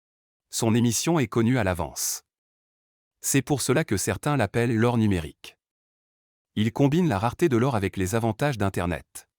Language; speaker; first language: French; native; French